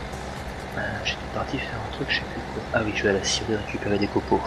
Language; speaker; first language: French; native; French